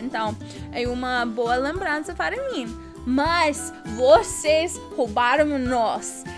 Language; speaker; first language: Portuguese; non-native, learner; English